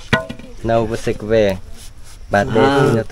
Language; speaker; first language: Portuguese; non-native, learner; Vietnamese